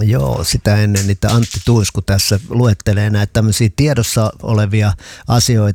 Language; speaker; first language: Finnish; native; Finnish